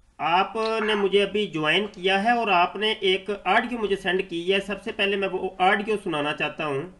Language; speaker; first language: Urdu; native; Urdu